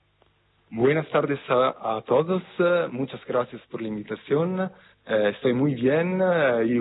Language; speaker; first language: Spanish; non-native, fluent; Italian